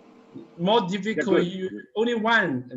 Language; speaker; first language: English; non-native, learner; Chinese